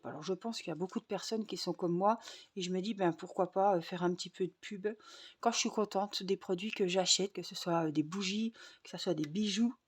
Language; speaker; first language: French; native; French